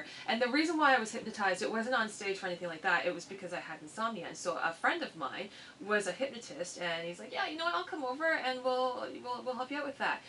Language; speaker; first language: English; native; English